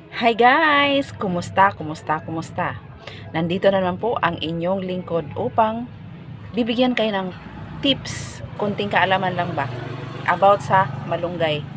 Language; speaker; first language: Filipino; non-native, local second language; Cebuano